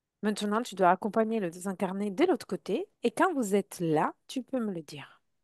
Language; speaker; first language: French; non-native, fluent; Italian